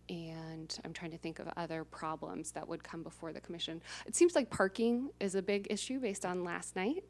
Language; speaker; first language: English; native; English